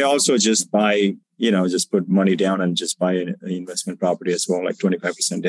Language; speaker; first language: English; non-native, local second language; Tamil